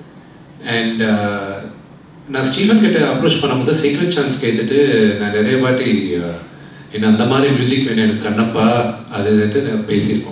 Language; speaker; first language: Tamil; non-native, local second language; Telugu